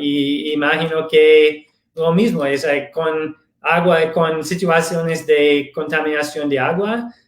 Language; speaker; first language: Spanish; non-native, fluent; English